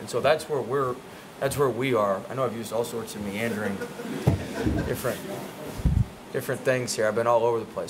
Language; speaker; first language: English; native; English